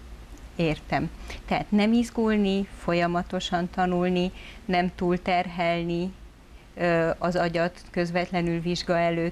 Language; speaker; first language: Hungarian; native; Hungarian